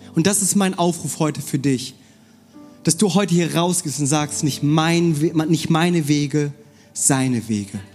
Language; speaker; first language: German; non-native, fluent; Korean